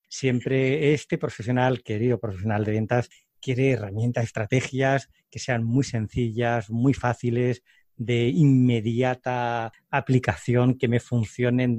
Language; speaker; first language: Spanish; native; Spanish